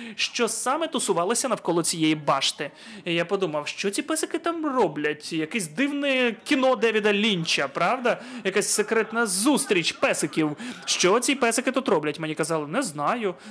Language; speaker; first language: Ukrainian; non-native, fluent; Dutch